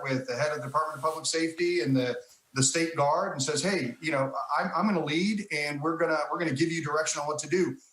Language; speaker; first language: English; native; English